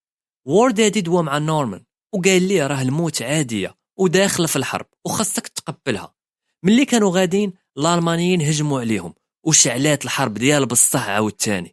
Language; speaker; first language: Arabic; native; Arabic